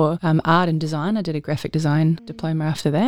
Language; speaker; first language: English; native; English